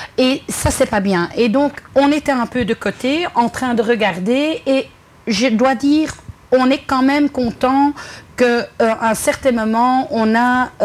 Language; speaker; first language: French; non-native, local second language; Dutch